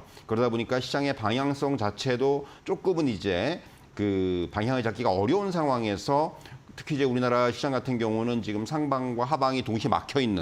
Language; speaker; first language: Korean; native; Korean